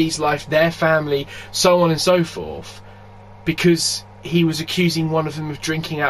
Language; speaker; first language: English; native; English